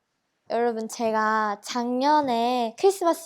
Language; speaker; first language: Korean; native; Korean